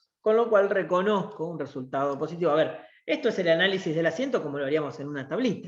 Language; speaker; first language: Spanish; native; Spanish